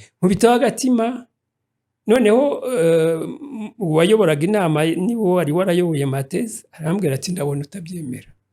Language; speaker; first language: Kinyarwanda; native; Kinyarwanda